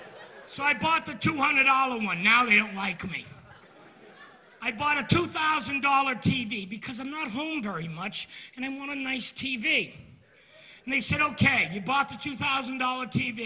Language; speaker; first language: English; native; English